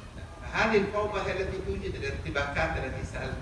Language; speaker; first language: Arabic; native; Arabic